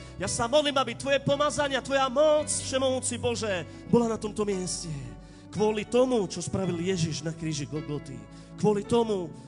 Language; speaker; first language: Slovak; non-native, local second language; Romany